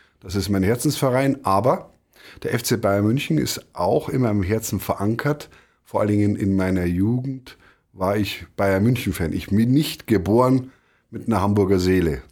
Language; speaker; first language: German; native; German